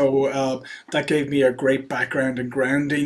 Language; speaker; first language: English; native; English